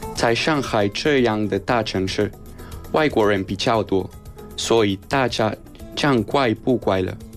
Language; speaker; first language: Chinese; non-native, learner; Spanish